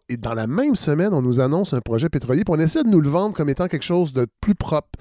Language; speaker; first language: French; native; French